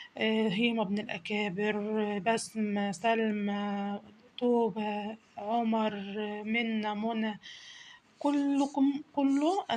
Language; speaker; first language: Arabic; native; Arabic